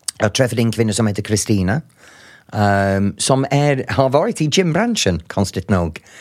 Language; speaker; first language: Swedish; non-native, fluent; English